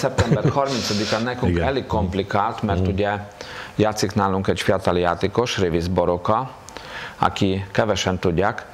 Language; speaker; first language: Hungarian; non-native, fluent; Polish